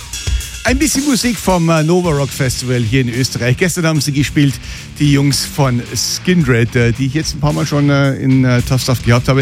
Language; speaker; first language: German; native; German